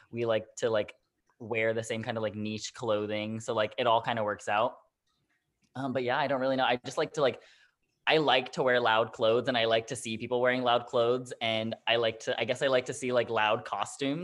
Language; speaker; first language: English; native; English